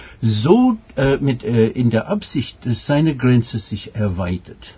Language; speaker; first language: German; non-native, fluent; English